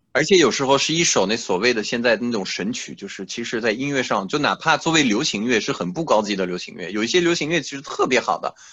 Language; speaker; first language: Chinese; non-native, fluent; French